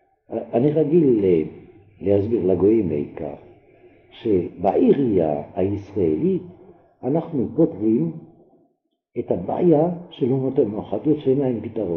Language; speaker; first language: Hebrew; non-native, fluent; French